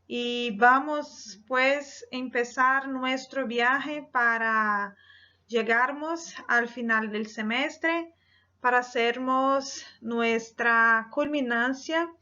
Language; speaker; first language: Spanish; non-native, fluent; Portuguese